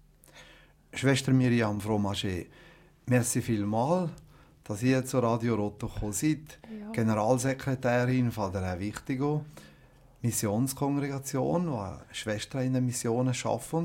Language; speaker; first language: German; native; German